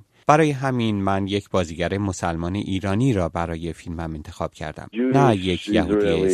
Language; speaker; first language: Persian; early bilingual, heritage; Persian